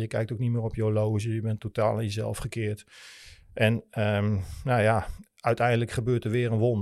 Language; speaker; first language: Dutch; native; Dutch